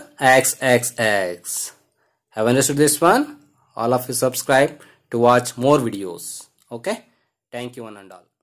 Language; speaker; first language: English; non-native, local second language; Kannada